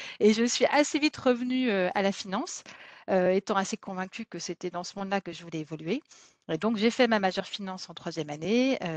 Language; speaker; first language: French; native; French